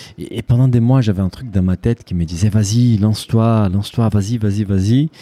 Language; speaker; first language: French; non-native, fluent; Portuguese